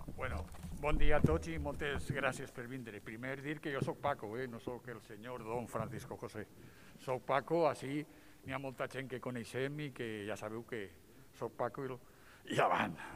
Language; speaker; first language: Spanish; non-native, local second language; Catalan